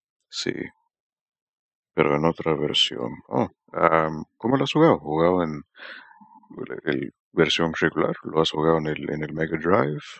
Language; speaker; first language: Spanish; non-native, learner; English